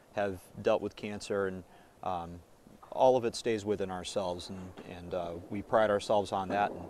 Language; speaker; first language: English; native; English